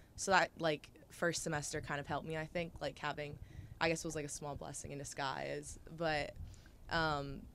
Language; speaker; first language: English; native; English